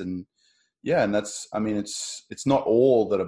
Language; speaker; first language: English; native; English